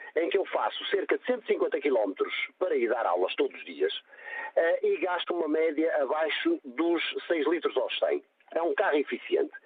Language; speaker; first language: Portuguese; native; Portuguese